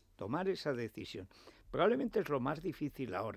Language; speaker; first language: Spanish; native; Spanish